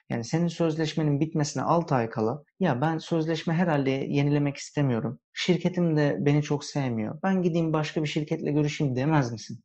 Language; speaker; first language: Turkish; early bilingual, heritage; Turkish